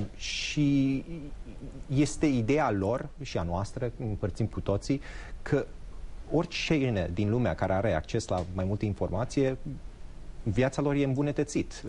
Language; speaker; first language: Romanian; early bilingual, heritage; English